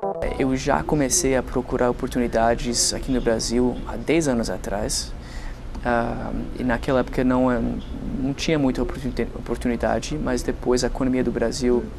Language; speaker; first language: Portuguese; non-native, fluent; English